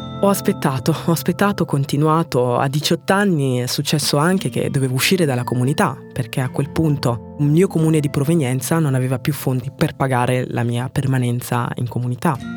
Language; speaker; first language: Italian; early bilingual, other home language; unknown